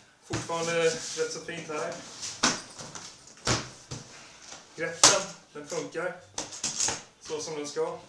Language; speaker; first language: Swedish; non-native, local second language; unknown